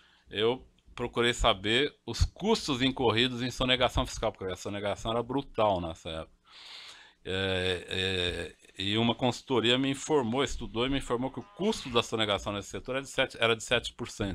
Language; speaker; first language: Portuguese; native; Portuguese